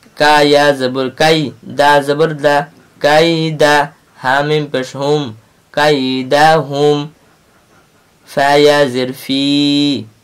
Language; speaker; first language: Arabic; non-native, learner; Bangla